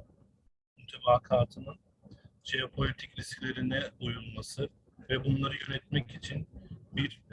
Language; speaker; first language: Turkish; native; Turkish